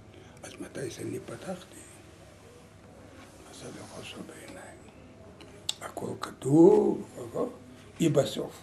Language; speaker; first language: Hebrew; non-native, learner; Lithuanian